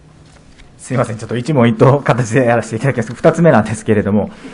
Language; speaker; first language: Japanese; native; Japanese